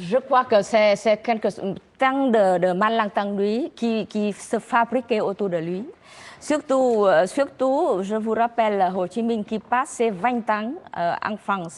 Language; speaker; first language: French; non-native, learner; Vietnamese